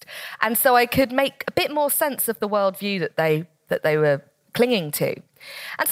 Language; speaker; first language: English; native; English